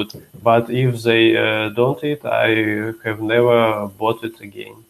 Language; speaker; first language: English; non-native, learner; Russian